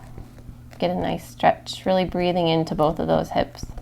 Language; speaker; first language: English; native; English